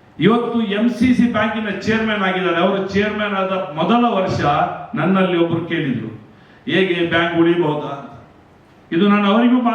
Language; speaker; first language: Kannada; non-native, local second language; Konkani